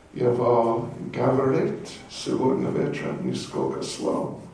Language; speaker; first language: Russian; non-native, learner; English